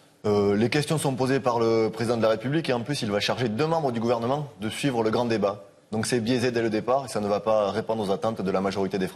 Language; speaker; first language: French; native; French